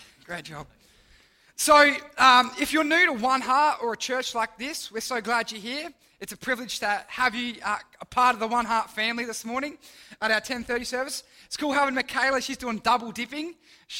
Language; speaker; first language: English; native; English